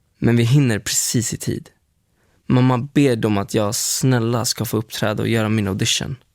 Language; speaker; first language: Swedish; early bilingual, other home language; Spanish